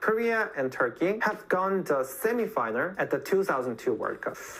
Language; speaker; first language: English; non-native, fluent; Korean